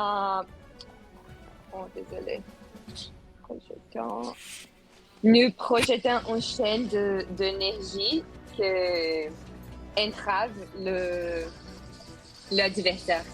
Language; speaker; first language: French; non-native, learner; Spanish